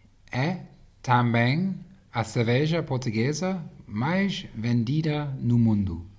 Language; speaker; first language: Portuguese; non-native, learner; English